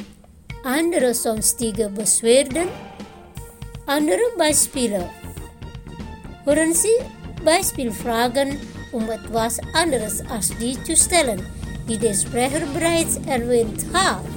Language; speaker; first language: German; non-native, fluent; Indonesian